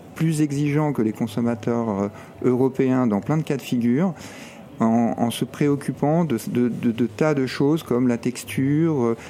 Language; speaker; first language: French; native; French